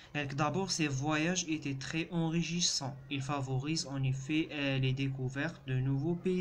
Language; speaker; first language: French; non-native, local second language; Arabic